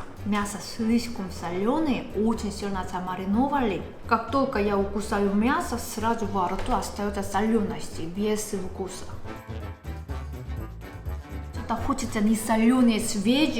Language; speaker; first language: Russian; non-native, learner; Korean